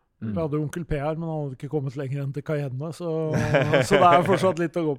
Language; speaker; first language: Norwegian; native; Norwegian